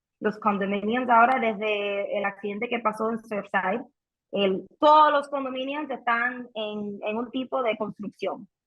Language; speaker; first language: Spanish; early bilingual, heritage; Spanish